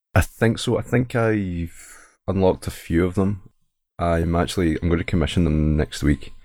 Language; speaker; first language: English; native; English